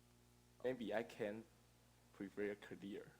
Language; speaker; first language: English; non-native, learner; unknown